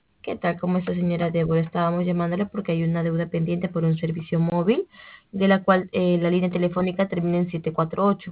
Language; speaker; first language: Spanish; native; Spanish